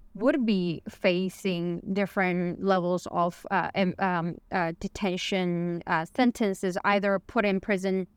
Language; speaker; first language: English; non-native, fluent; Chinese